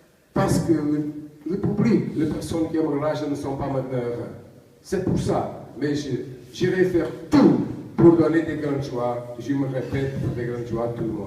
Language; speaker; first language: French; non-native, learner; Portuguese